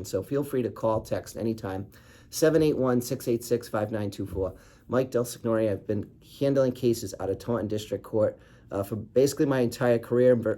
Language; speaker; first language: English; native; English